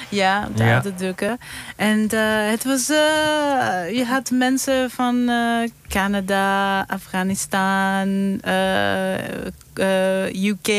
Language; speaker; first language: Dutch; non-native, learner; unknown